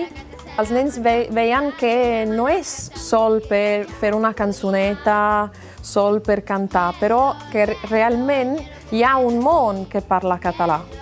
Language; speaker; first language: Catalan; non-native, local second language; Italian